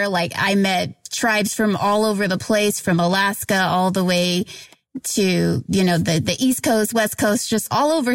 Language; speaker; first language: English; native; English